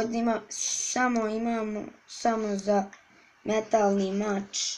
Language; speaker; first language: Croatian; early bilingual, heritage; Serbian